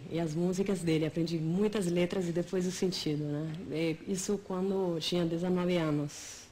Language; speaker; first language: Portuguese; non-native, fluent; Italian